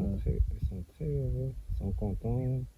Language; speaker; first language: French; non-native, local second language; Arabic